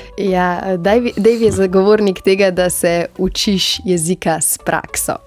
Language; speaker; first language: Slovenian; native; Slovenian